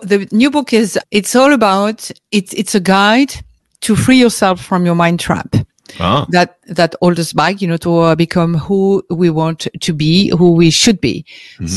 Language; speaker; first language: English; non-native, fluent; French